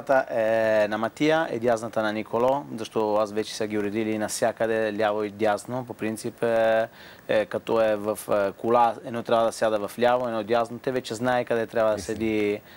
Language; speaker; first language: Bulgarian; non-native, fluent; Italian